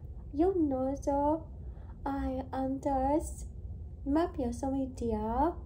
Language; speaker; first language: Spanish; non-native, learner; English